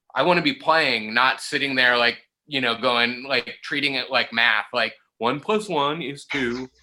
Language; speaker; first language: English; native; English